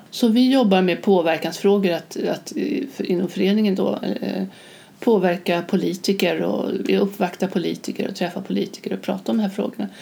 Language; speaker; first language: Swedish; native; Swedish